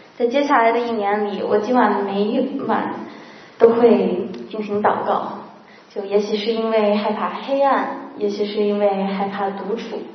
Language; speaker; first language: Chinese; native; Chinese